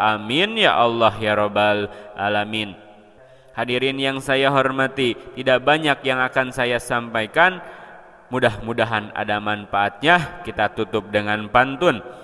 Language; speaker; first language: Indonesian; non-native, local second language; Sundanese